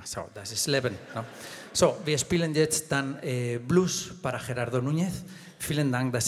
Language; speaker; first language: German; non-native, fluent; Spanish